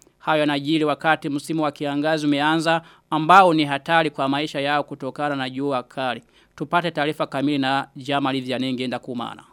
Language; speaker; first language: Swahili; non-native, local second language; Rundi